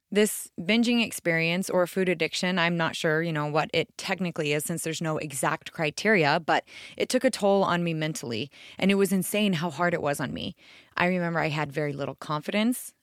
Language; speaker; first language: English; native; English